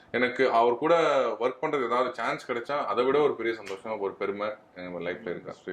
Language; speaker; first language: Tamil; non-native, fluent; Kannada